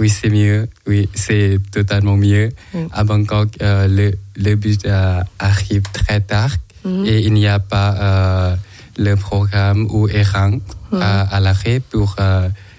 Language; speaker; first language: French; non-native, learner; Thai